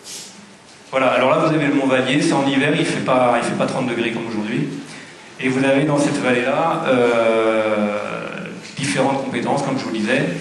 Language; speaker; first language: French; native; French